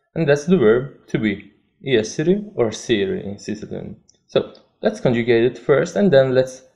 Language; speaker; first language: English; non-native, fluent; Italian